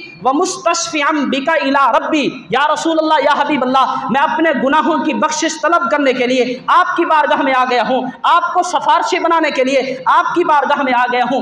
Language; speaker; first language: Urdu; native; Urdu